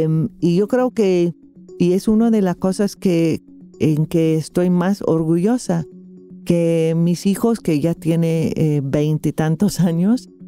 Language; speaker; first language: Spanish; non-native, fluent; English